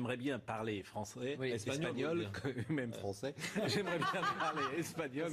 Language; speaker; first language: French; native; French